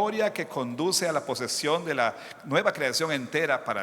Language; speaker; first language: Spanish; non-native, fluent; English